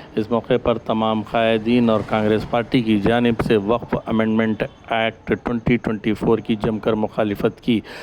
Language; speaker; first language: Urdu; native; Urdu